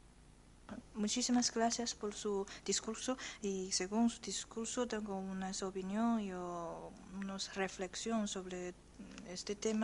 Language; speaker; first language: Spanish; non-native, fluent; Chinese